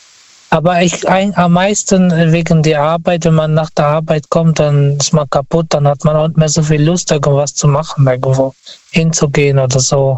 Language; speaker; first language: German; non-native, fluent; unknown